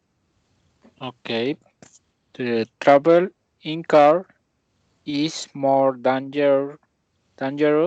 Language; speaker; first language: English; non-native, learner; Spanish